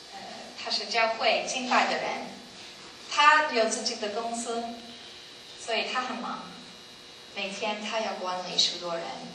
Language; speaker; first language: Chinese; non-native, learner; English